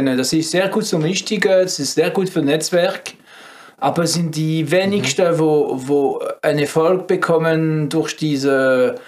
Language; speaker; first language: German; non-native, fluent; French